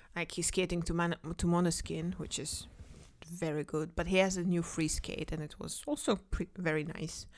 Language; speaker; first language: English; non-native, fluent; Kazakh